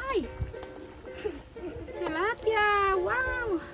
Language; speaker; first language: Filipino; non-native, local second language; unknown